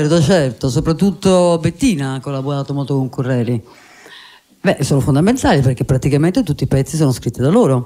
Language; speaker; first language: Italian; native; Italian